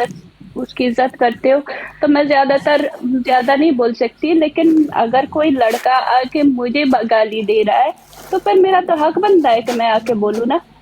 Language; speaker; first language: Hindi; native; Hindi